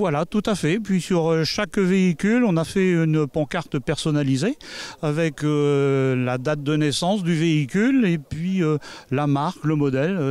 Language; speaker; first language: French; native; French